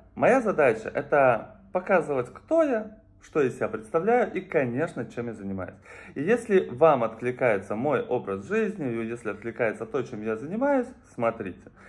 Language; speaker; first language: Russian; native; Russian